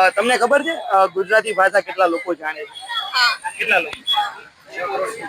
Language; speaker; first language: Gujarati; native; Gujarati